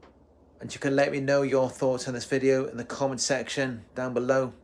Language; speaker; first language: English; native; English